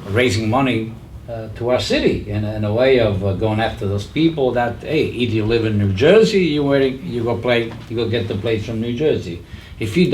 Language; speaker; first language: English; non-native, fluent; Italian